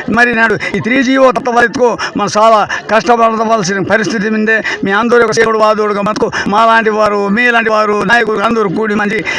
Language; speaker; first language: Telugu; non-native, local second language; Koya